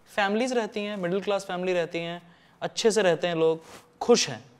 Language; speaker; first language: Hindi; native; Hindi